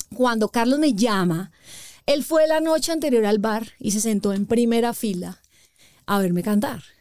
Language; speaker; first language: Spanish; native; Spanish